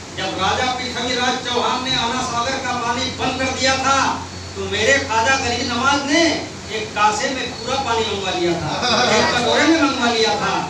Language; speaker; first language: Urdu; non-native, local second language; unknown